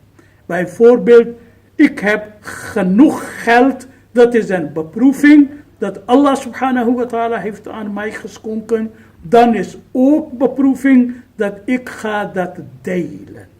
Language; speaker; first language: Dutch; non-native, fluent; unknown